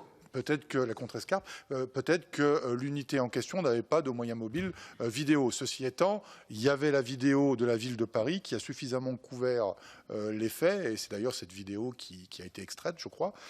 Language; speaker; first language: French; native; French